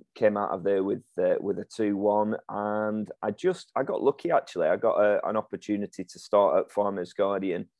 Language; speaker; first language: English; native; English